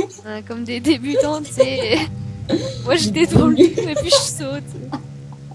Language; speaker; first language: French; native; French